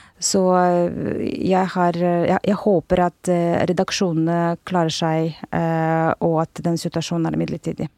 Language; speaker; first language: Norwegian; non-native, fluent; Russian